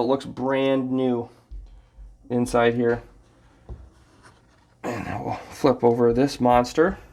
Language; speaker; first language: English; native; English